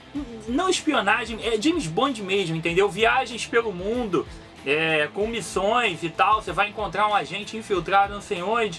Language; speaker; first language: Portuguese; native; Portuguese